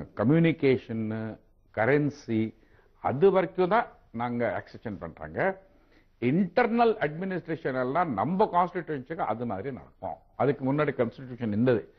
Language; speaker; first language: Tamil; non-native, local second language; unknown